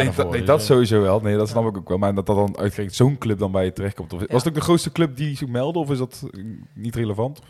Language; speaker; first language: Dutch; native; Dutch